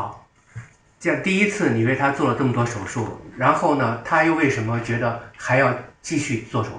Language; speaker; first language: Chinese; native; Chinese